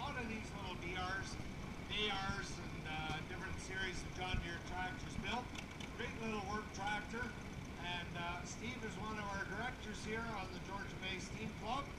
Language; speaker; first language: English; native; English